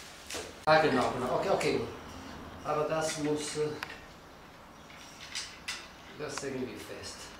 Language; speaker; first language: German; non-native, learner; Portuguese